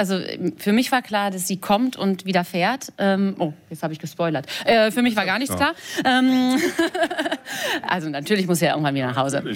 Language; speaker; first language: German; native; German